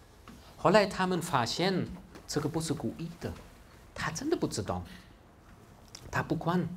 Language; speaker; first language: Chinese; non-native, fluent; German